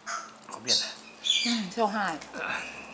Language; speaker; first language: German; non-native, learner; Thai